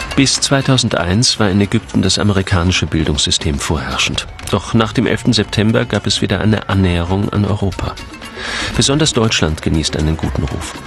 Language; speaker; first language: German; native; German